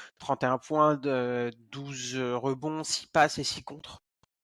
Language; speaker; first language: French; native; French